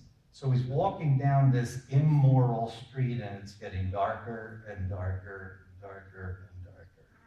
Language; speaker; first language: English; native; English